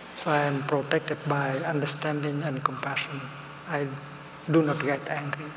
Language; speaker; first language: English; non-native, fluent; Vietnamese